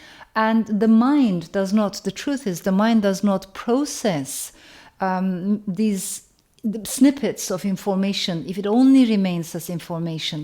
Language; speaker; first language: English; non-native, fluent; Turkish